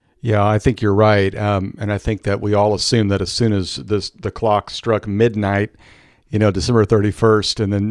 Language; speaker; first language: English; native; English